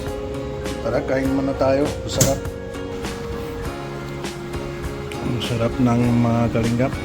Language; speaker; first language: Filipino; non-native, local second language; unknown